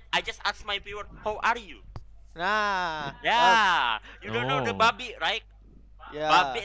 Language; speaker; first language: English; non-native, learner; Indonesian